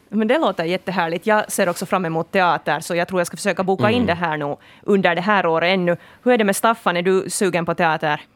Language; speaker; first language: Swedish; native; Swedish